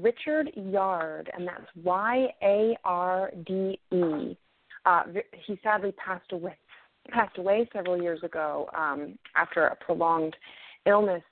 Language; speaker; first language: English; native; English